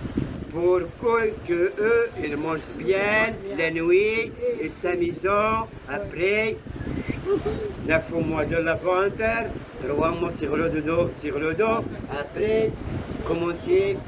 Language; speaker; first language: French; non-native, local second language; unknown